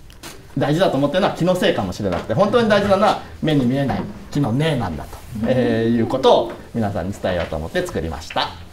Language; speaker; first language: Japanese; native; Japanese